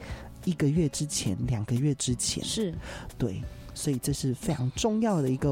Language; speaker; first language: Chinese; non-native, local second language; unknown